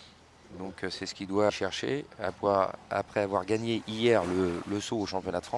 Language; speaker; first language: French; native; French